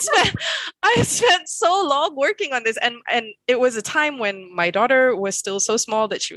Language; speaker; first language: English; non-native, local second language; Malay